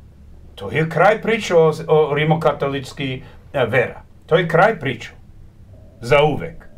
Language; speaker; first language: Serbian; early bilingual, heritage; Croatian